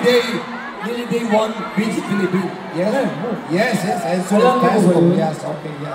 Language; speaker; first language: English; non-native, learner; Korean